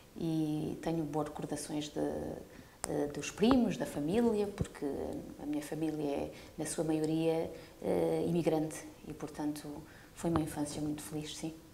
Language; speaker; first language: Portuguese; early bilingual, heritage; Portuguese